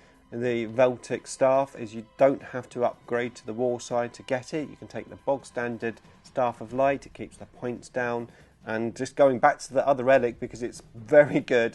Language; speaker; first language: English; native; English